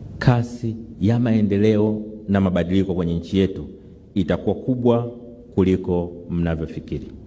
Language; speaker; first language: Swahili; native; Swahili